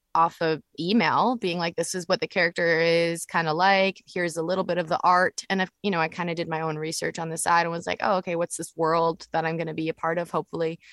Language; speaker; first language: English; native; English